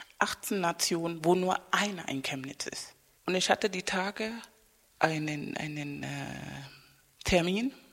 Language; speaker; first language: German; non-native, fluent; Spanish